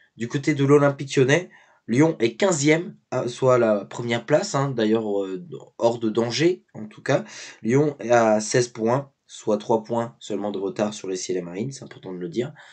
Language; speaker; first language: French; native; French